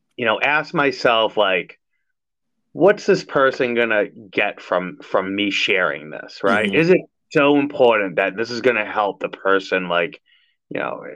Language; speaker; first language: English; native; English